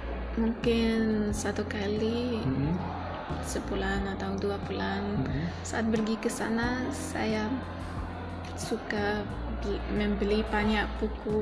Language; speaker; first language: Indonesian; non-native, learner; Arabic